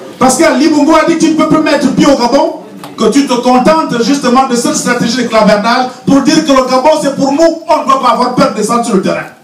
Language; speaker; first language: French; non-native, local second language; Fang